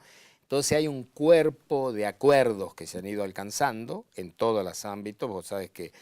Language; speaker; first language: Spanish; native; Spanish